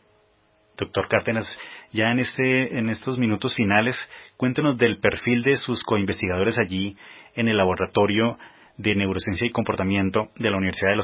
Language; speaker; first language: Spanish; native; Spanish